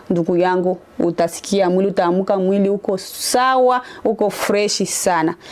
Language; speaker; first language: Swahili; native; Swahili